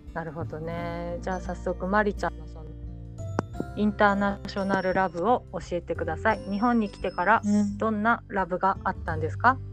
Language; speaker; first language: Japanese; native; Japanese